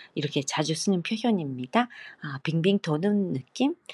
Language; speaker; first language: Korean; non-native, fluent; Japanese